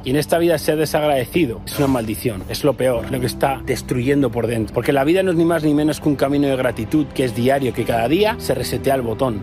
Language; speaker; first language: Spanish; native; Spanish